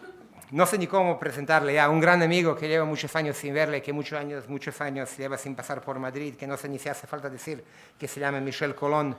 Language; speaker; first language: Spanish; native; Spanish